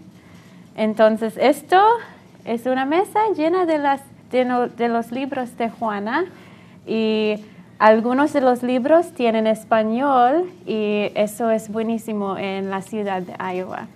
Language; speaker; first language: Spanish; non-native, learner; English